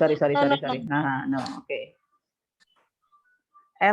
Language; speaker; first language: English; non-native, fluent; Indonesian